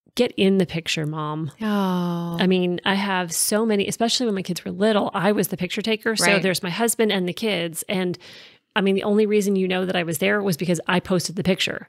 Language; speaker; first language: English; native; English